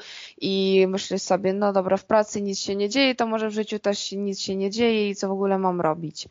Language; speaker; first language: Polish; non-native, fluent; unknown